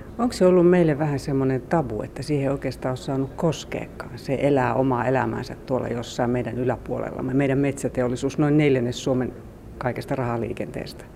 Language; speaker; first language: Finnish; native; Finnish